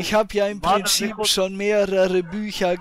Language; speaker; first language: German; native; German